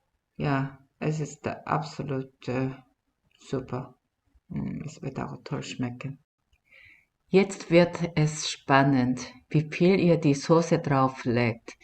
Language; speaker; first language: German; non-native, fluent; Korean